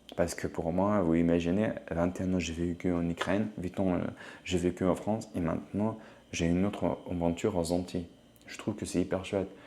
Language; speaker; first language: French; non-native, fluent; Ukrainian